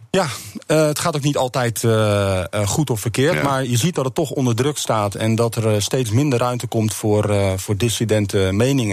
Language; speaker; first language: Dutch; native; Dutch